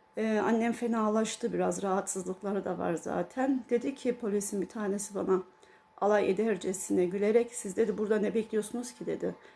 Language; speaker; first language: Turkish; early bilingual, heritage; Turkish